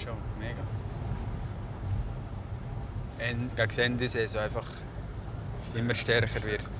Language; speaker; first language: German; native; German